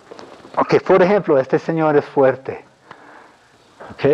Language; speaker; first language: Spanish; non-native, fluent; English